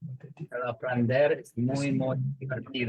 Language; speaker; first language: Spanish; non-native, learner; English